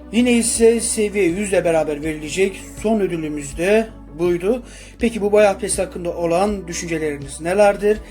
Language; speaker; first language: Turkish; native; Turkish